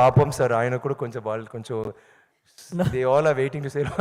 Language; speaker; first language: Telugu; non-native, local second language; Tamil